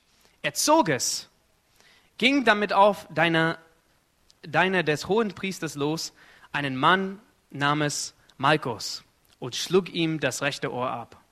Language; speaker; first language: German; non-native, fluent; Arabic